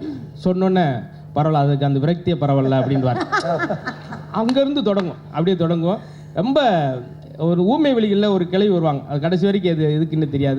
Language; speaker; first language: Tamil; native; Tamil